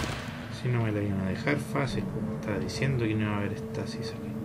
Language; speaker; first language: Spanish; native; Spanish